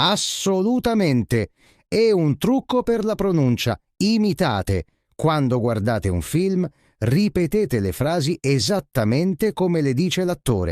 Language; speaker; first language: Italian; non-native, fluent; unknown